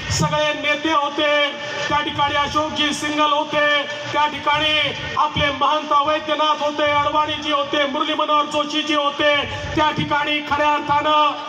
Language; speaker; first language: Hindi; non-native, local second language; Marathi